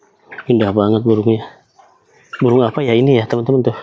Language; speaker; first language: Indonesian; native; Indonesian